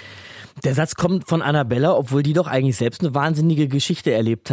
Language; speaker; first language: German; native; German